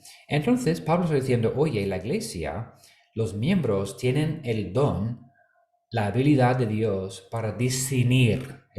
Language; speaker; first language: Spanish; non-native, fluent; English